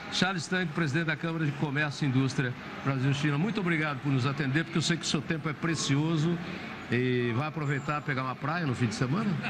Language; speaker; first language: Portuguese; native; Portuguese